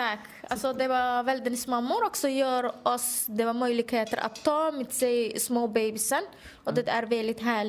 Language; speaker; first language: Swedish; non-native, learner; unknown